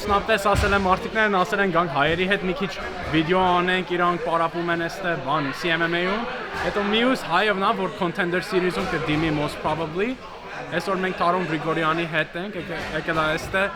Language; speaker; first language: Armenian; early bilingual, heritage; Armenian